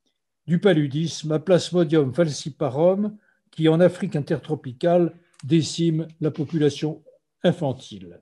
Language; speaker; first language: French; native; French